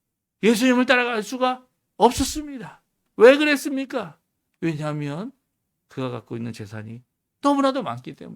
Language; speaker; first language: Korean; native; Korean